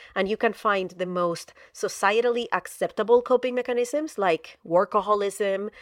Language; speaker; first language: English; non-native, fluent; Spanish